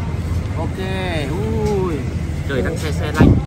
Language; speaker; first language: Vietnamese; native; Vietnamese